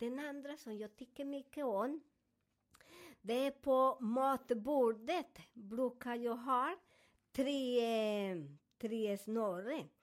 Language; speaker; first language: Swedish; non-native, fluent; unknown